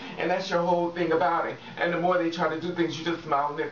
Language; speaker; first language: English; native; English